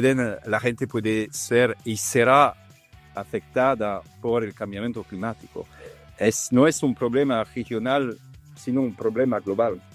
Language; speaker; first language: Spanish; non-native, fluent; Italian